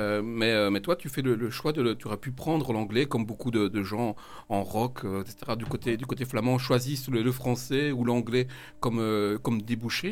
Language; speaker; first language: French; native; French